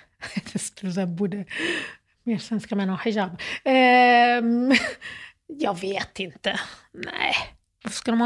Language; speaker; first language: Swedish; early bilingual, other home language; Arabic